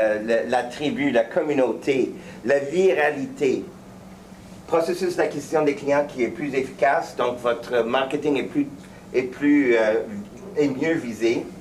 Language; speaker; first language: French; native; French